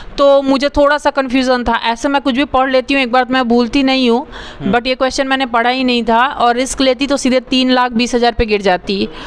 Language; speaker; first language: Hindi; native; Hindi